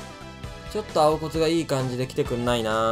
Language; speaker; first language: Japanese; native; Japanese